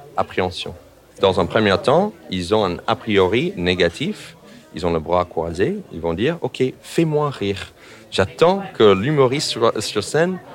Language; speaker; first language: French; non-native, fluent; English